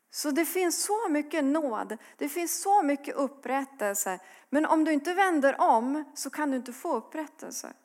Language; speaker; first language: Swedish; native; Swedish